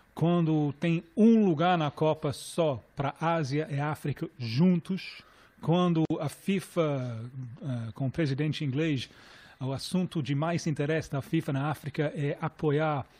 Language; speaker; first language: Portuguese; non-native, fluent; English